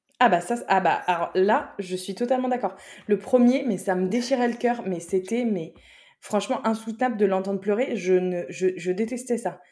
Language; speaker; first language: French; native; French